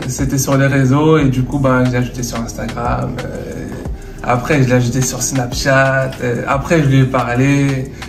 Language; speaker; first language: French; native; French